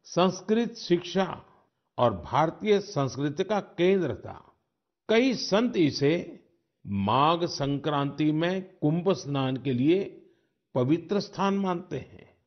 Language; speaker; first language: Hindi; non-native, local second language; Gujarati